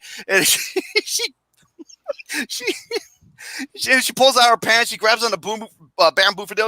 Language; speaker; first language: English; native; English